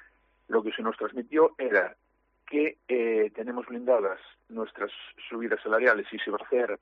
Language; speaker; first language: Spanish; native; Spanish